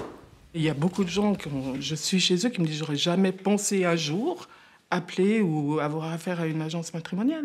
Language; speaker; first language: French; native; French